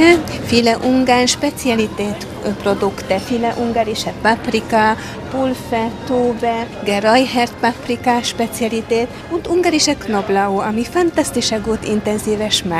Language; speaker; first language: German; non-native, learner; Hungarian